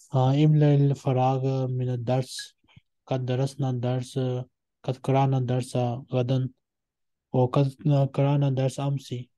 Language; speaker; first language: Arabic; non-native, fluent; Urdu